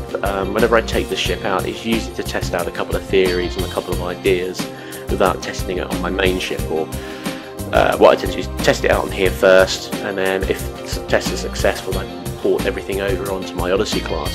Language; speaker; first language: English; native; English